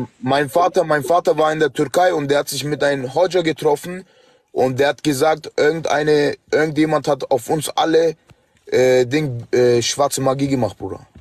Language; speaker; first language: German; early bilingual, other home language; Turkish